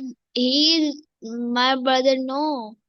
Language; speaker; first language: English; non-native, local second language; Urdu